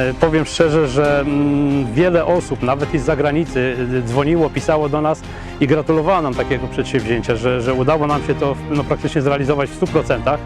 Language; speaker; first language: Polish; native; Polish